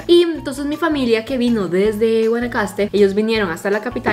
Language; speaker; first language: Spanish; native; Spanish